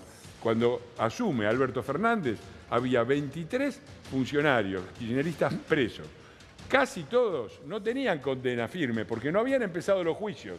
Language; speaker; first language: Spanish; native; Spanish